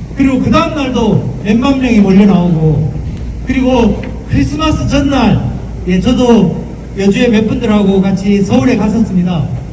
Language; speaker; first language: Korean; native; Korean